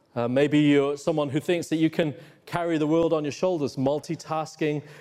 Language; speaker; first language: English; native; English